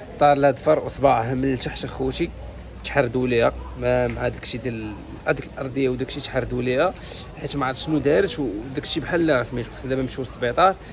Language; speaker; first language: Arabic; native; Arabic